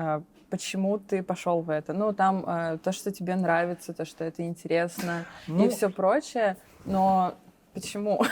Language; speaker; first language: Russian; native; Russian